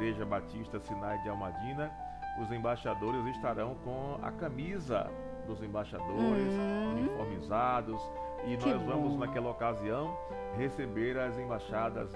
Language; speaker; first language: Portuguese; native; Portuguese